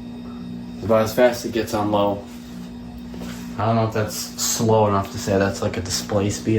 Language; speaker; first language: English; native; English